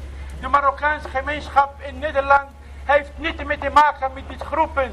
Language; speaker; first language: Dutch; non-native, learner; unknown